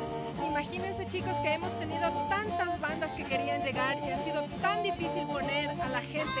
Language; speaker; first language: Spanish; native; Spanish